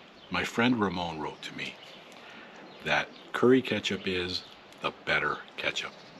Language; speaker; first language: English; native; English